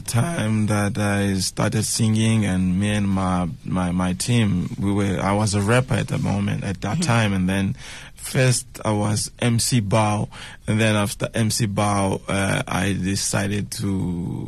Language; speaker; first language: English; non-native, fluent; Tsonga